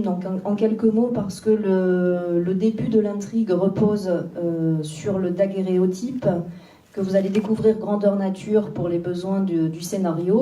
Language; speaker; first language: French; native; French